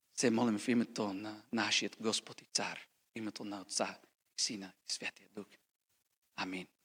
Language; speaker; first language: Bulgarian; non-native, fluent; English